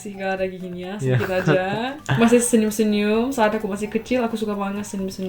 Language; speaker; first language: Indonesian; non-native, fluent; Turkish